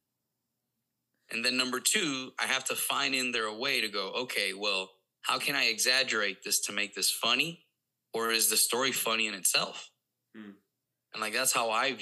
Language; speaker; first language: English; non-native, fluent; Spanish